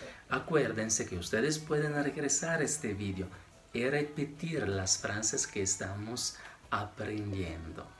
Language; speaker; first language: Spanish; non-native, fluent; Italian